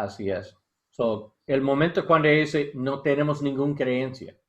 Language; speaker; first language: Spanish; non-native, learner; English